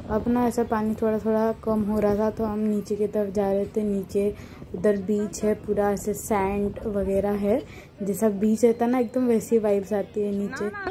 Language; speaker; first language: Hindi; non-native, local second language; Bangla